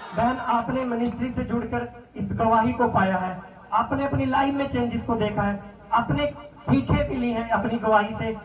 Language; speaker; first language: Hindi; native; Hindi